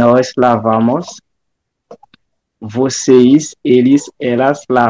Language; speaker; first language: Portuguese; non-native, learner; Haitian Creole